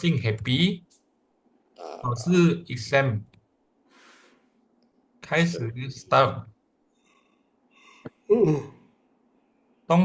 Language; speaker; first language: Chinese; non-native, fluent; Indonesian